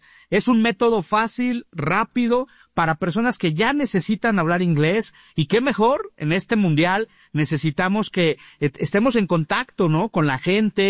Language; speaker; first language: Spanish; native; Spanish